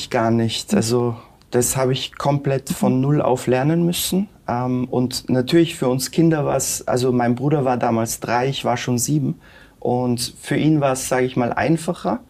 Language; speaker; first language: German; early bilingual, other home language; Turkish